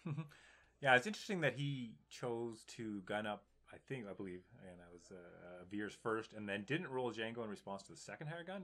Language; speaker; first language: English; native; English